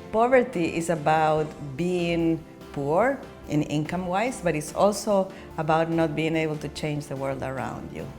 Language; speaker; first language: English; non-native, fluent; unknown